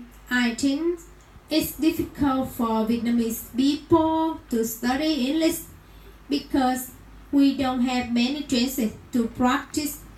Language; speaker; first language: English; non-native, learner; Vietnamese